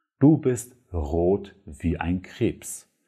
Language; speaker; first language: German; non-native, fluent; Polish